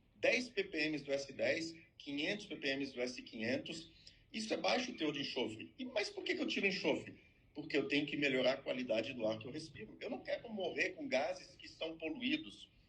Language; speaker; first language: Portuguese; non-native, fluent; French